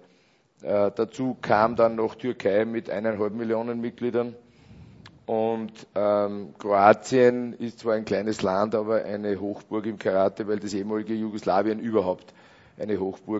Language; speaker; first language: German; native; German